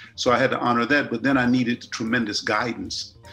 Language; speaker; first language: English; native; English